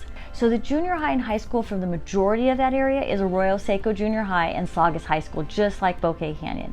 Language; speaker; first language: English; native; English